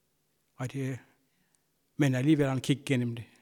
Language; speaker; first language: Danish; non-native, fluent; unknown